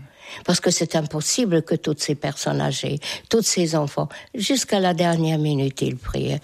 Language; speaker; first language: French; non-native, fluent; Hungarian